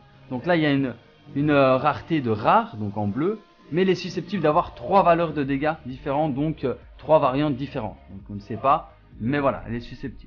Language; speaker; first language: French; native; French